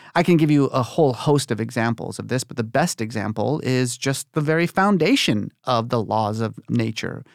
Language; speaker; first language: English; early bilingual, other home language; Persian